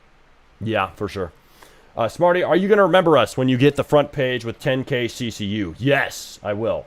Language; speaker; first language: English; native; English